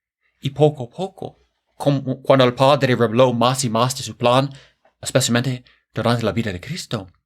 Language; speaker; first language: Spanish; non-native, fluent; English